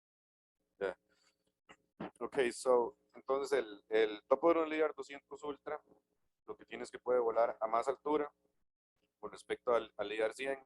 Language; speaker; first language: Spanish; native; Spanish